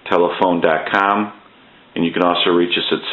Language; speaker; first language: English; native; English